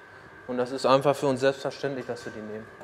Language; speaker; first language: German; native; German